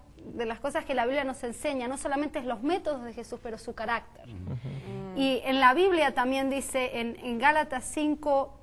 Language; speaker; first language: Spanish; native; Spanish